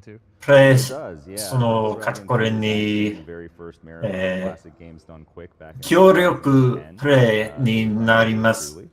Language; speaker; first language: Japanese; non-native, learner; English